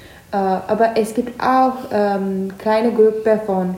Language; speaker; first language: German; non-native, learner; Turkish